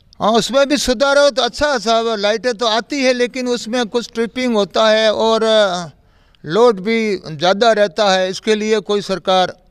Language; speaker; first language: Hindi; native; Hindi